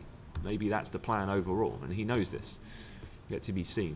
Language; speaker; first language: English; native; English